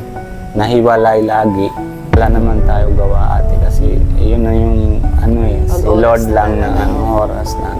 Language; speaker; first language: Filipino; non-native, learner; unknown